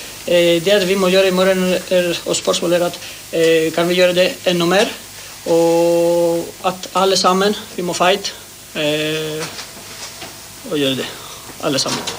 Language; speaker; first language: Norwegian; non-native, learner; Greek